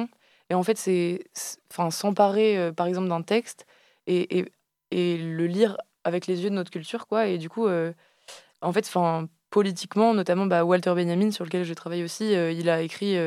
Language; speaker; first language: French; native; French